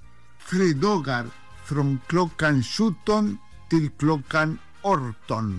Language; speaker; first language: Swedish; non-native, fluent; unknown